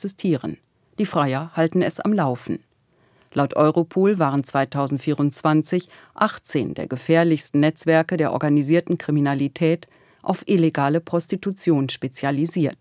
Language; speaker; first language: German; native; German